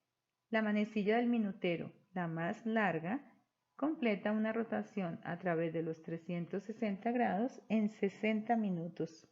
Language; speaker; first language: Spanish; native; Spanish